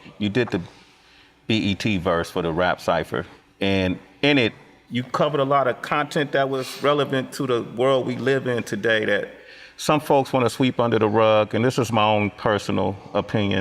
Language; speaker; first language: English; native; English